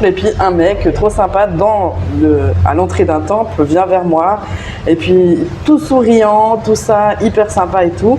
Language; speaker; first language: French; native; French